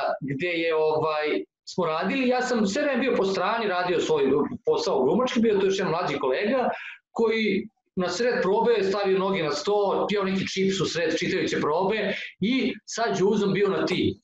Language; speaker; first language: Serbian; native; Serbian